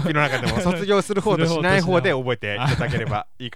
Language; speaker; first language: Japanese; native; Japanese